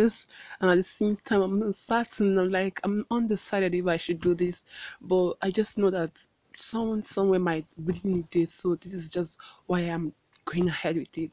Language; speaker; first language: English; non-native, local second language; Igbo